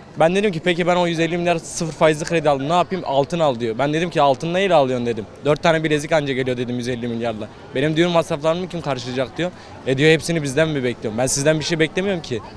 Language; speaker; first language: Turkish; native; Turkish